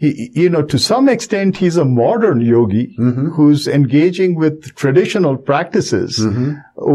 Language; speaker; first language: English; non-native, local second language; Bangla